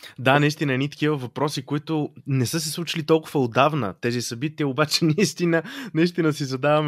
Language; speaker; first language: Bulgarian; native; Bulgarian